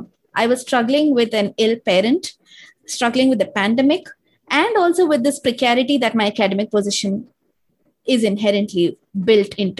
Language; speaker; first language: English; non-native, local second language; Malayalam